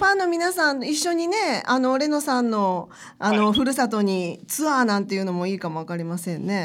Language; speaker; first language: Japanese; native; Japanese